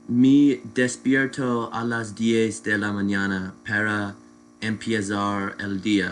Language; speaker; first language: Spanish; non-native, learner; English